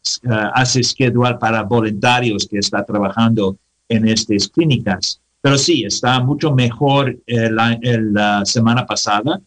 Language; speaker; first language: Spanish; non-native, learner; English